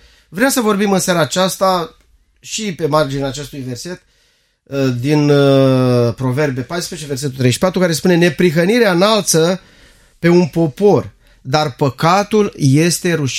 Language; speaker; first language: Romanian; native; Romanian